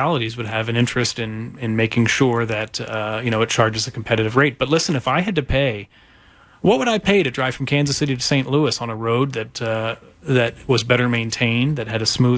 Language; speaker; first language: English; native; English